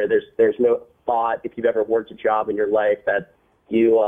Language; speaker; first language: English; native; English